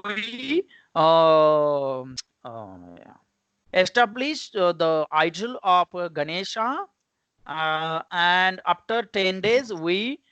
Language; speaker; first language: English; non-native, local second language; Marathi